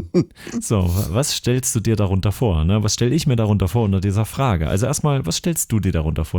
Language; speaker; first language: German; native; German